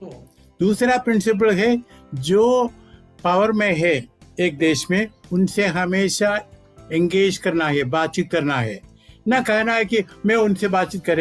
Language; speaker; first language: Hindi; non-native, fluent; Malayalam